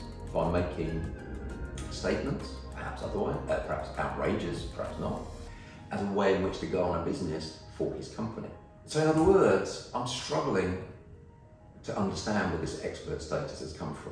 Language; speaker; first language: English; native; English